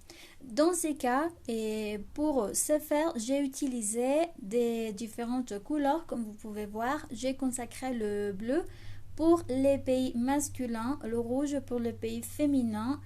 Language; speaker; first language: French; non-native, fluent; Spanish